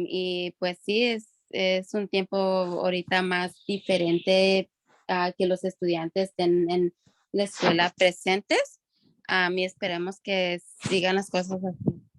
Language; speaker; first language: Spanish; early bilingual, other home language; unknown